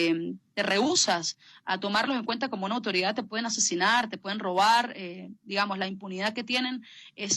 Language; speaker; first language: Spanish; native; Spanish